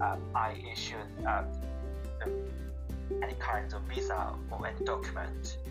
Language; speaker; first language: English; non-native, learner; Korean